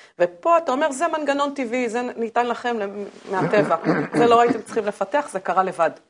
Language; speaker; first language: Hebrew; native; Hebrew